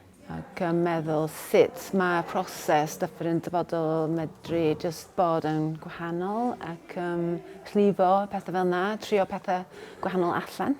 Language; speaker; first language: Welsh; non-native, fluent; English